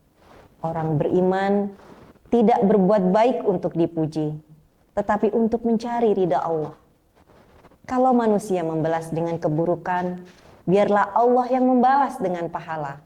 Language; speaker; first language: Indonesian; native; Indonesian